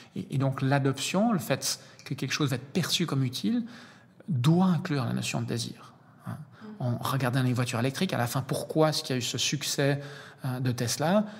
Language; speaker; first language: French; native; French